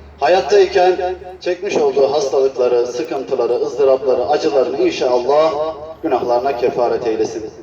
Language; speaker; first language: Turkish; native; Turkish